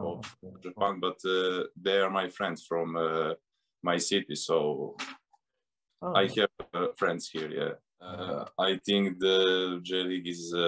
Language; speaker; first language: English; non-native, learner; Serbian